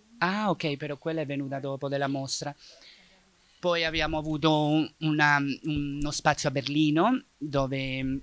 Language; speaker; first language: Italian; non-native, fluent; Spanish